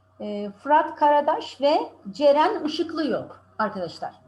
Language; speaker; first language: Turkish; native; Turkish